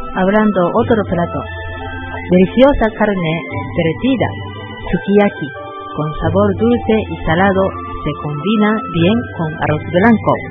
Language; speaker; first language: Spanish; non-native, learner; Japanese